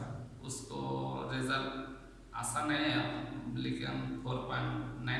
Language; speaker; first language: Hindi; non-native, learner; Bangla